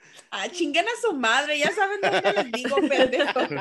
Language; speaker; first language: Spanish; early bilingual, heritage; Spanish